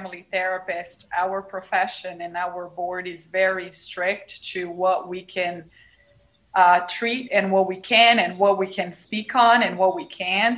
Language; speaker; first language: English; non-native, fluent; Portuguese